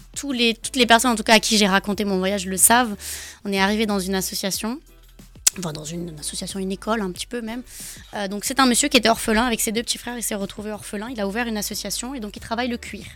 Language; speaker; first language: French; native; French